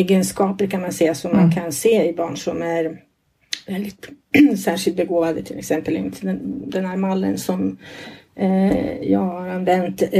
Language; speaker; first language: Swedish; non-native, fluent; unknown